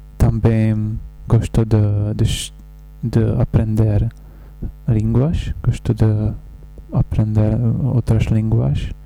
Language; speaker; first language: Portuguese; non-native, learner; Czech